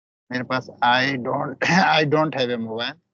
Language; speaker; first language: English; non-native, learner; Hindi